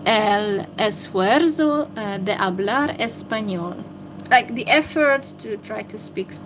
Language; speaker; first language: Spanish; non-native, learner; Hungarian